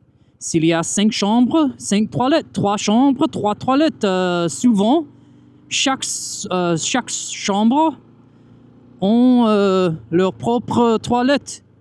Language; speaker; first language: French; non-native, fluent; English